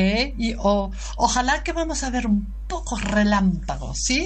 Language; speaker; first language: Spanish; non-native, fluent; German